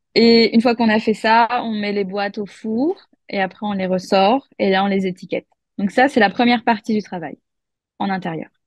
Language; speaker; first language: French; native; French